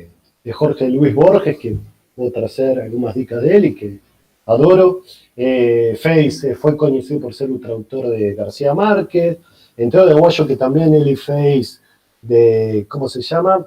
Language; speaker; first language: Spanish; non-native, learner; Portuguese